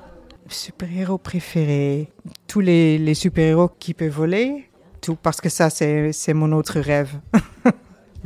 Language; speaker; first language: French; non-native, learner; Dutch